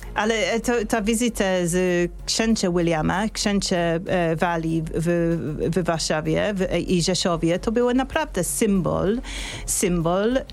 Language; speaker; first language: Polish; non-native, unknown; English